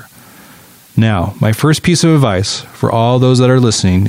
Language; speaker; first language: English; native; English